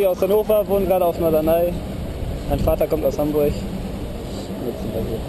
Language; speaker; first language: German; native; German